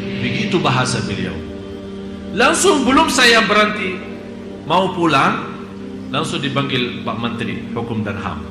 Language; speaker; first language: Indonesian; non-native, fluent; Arabic